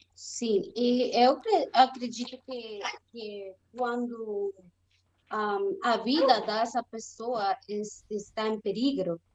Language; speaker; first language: Portuguese; non-native, learner; Spanish